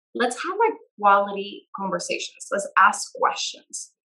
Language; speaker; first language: English; non-native, fluent; Spanish